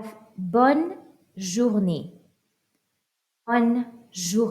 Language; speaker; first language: French; non-native, fluent; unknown